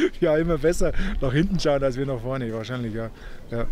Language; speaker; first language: German; native; German